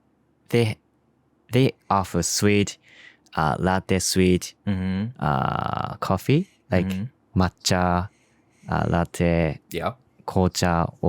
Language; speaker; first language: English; non-native, learner; Japanese